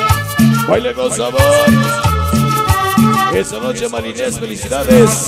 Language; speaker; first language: Spanish; native; Spanish